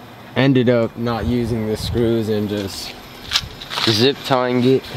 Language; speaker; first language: English; native; English